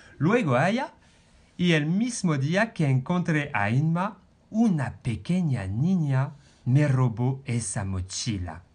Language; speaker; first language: Spanish; non-native, fluent; French